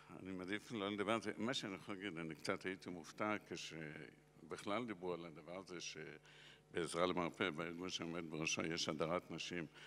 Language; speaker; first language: Hebrew; non-native, local second language; Yiddish